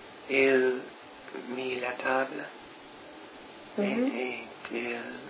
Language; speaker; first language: French; non-native, learner; English